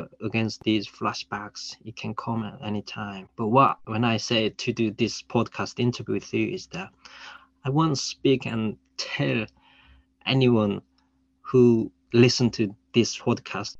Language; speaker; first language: English; non-native, fluent; Korean